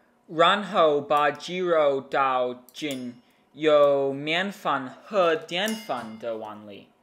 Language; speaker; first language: Chinese; non-native, learner; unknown